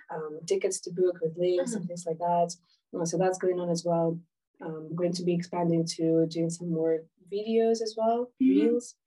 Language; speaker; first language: English; non-native, fluent; Ukrainian